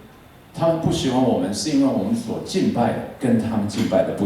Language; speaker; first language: Chinese; native; Chinese